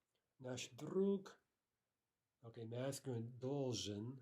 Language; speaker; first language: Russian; non-native, fluent; English